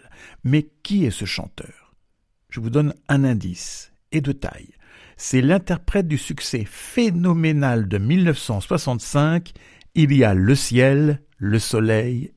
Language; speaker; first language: French; native; French